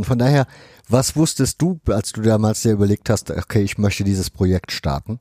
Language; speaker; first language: German; native; German